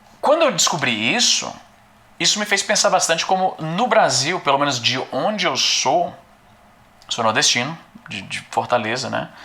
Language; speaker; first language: Portuguese; native; Portuguese